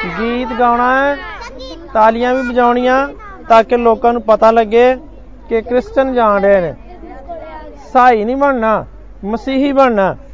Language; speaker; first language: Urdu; non-native, local second language; Punjabi